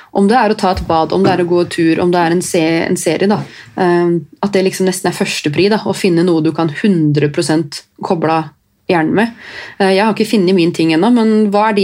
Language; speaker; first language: Norwegian; native; Norwegian